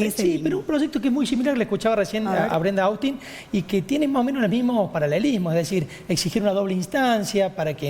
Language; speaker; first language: Spanish; native; Spanish